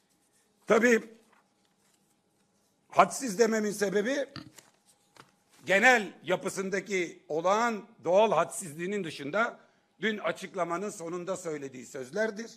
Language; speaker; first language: Turkish; native; Turkish